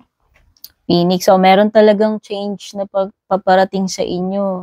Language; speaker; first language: Filipino; native; Filipino